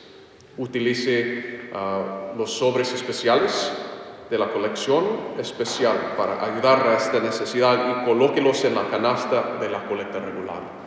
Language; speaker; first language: Spanish; non-native, fluent; English